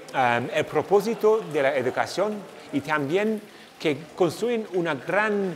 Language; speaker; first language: Spanish; non-native, fluent; English